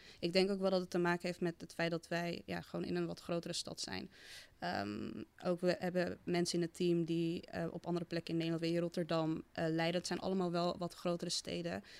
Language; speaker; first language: Dutch; native; Dutch